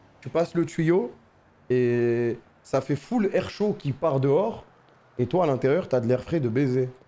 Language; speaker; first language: French; native; French